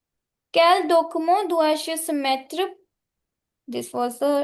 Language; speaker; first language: French; non-native, fluent; Punjabi